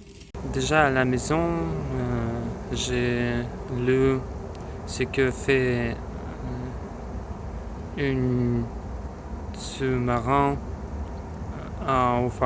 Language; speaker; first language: French; non-native, learner; Russian